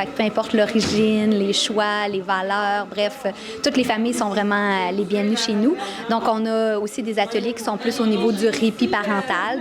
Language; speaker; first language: French; native; French